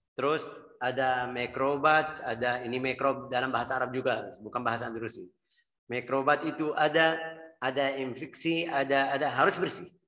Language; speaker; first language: Indonesian; non-native, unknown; Arabic